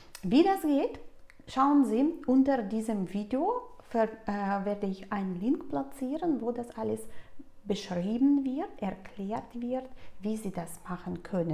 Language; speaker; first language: German; non-native, fluent; Russian